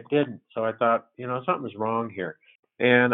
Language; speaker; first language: English; native; English